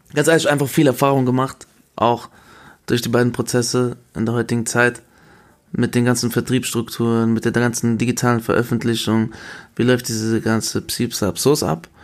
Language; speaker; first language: German; early bilingual, other home language; Spanish